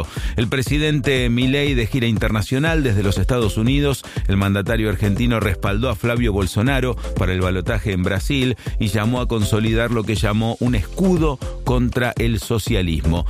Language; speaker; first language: Spanish; native; Spanish